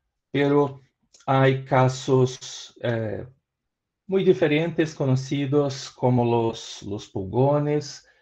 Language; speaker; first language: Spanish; non-native, learner; Portuguese